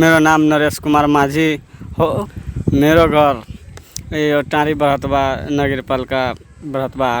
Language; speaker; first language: Nepali; non-native, local second language; Bhojpuri